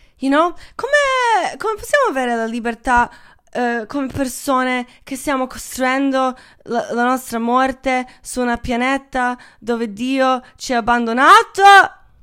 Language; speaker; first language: Italian; non-native, fluent; Croatian